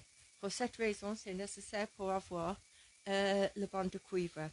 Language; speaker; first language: French; non-native, learner; English